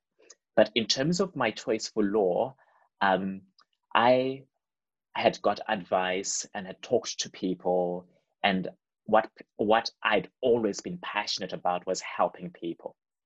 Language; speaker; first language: English; non-native, local second language; Shona